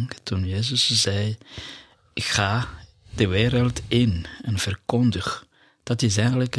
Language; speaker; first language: Dutch; non-native, fluent; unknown